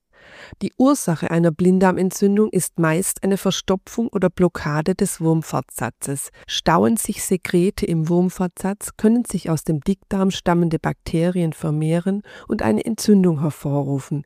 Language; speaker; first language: German; native; German